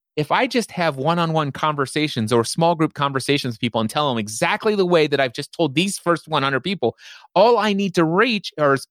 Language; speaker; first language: English; native; English